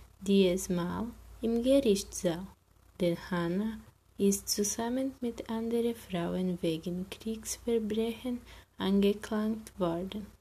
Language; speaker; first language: German; non-native, learner; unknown